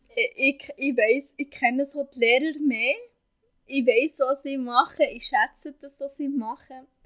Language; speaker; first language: German; non-native, fluent; Arabic